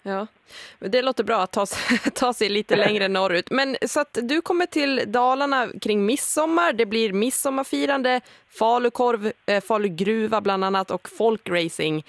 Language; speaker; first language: Swedish; native; Swedish